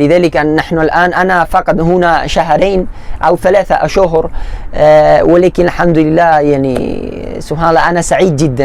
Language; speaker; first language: Arabic; non-native, fluent; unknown